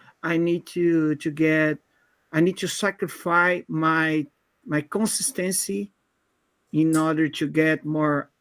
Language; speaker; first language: English; non-native, fluent; Portuguese